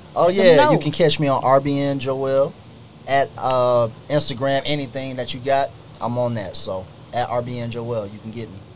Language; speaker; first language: English; native; English